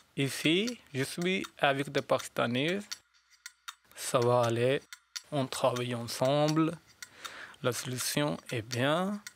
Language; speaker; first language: French; non-native, learner; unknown